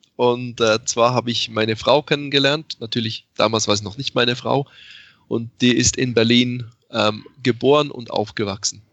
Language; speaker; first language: German; native; German